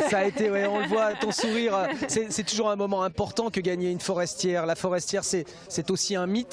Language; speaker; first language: French; native; French